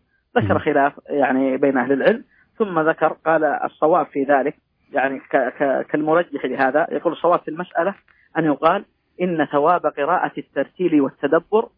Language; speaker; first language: Arabic; native; Arabic